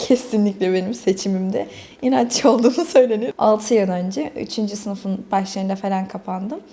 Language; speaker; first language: Turkish; early bilingual, other home language; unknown